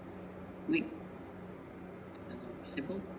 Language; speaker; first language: French; non-native, fluent; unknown